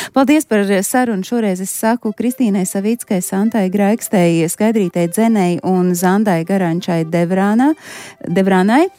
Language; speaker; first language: Latvian; native; Latvian